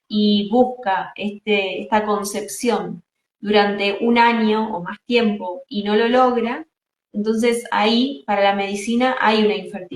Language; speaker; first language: Spanish; native; Spanish